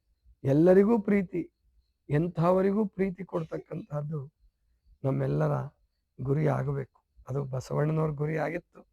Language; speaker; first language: Kannada; native; Kannada